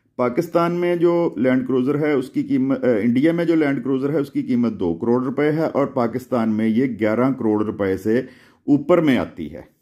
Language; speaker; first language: Urdu; non-native, local second language; Punjabi